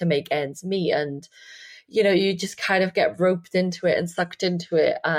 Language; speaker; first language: English; native; English